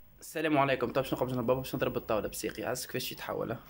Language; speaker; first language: Arabic; native; Arabic